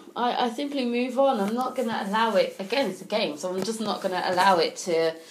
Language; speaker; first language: English; native; English